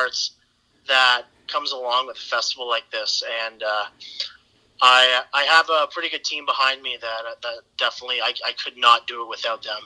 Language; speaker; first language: English; native; English